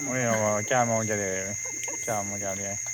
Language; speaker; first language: French; native; French